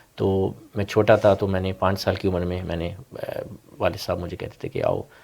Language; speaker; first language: Urdu; early bilingual, heritage; Urdu